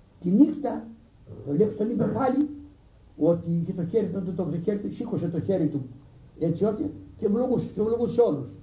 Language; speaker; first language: Greek; native; Greek